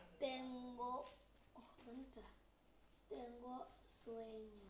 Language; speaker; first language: Spanish; early bilingual, other home language; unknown